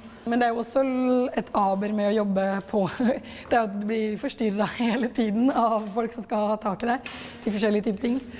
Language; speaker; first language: Norwegian; native; Norwegian